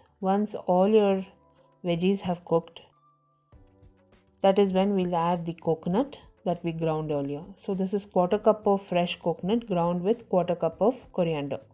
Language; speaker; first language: English; non-native, local second language; Tamil